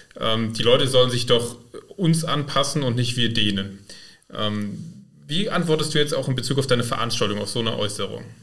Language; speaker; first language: German; native; German